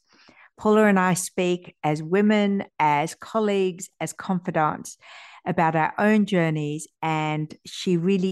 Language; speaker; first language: English; early bilingual, other home language; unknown